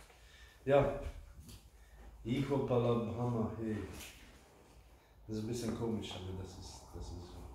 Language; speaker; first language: German; non-native, fluent; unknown